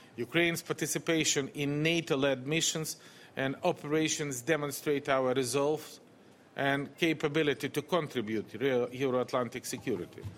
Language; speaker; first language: English; non-native, fluent; Russian